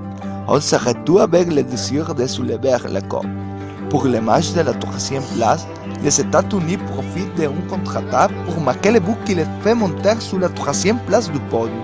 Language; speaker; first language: French; non-native, learner; Spanish